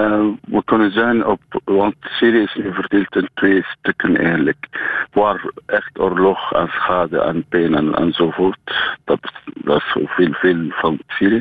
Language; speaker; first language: Dutch; non-native, fluent; Arabic